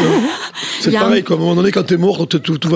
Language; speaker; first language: French; native; French